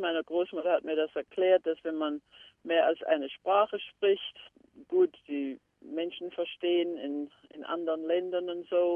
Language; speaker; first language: German; early bilingual, heritage; German